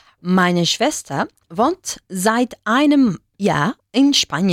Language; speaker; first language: German; non-native, learner; Spanish